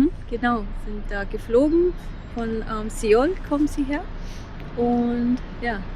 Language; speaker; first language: German; non-native, fluent; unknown